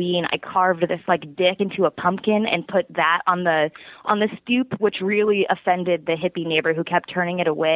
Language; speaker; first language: English; native; English